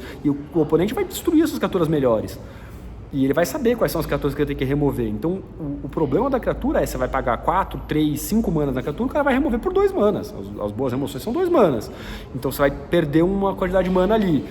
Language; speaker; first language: Portuguese; native; Portuguese